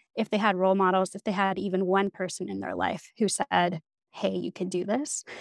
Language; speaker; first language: English; native; English